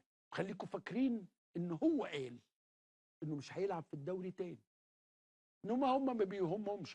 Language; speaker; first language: Arabic; native; Arabic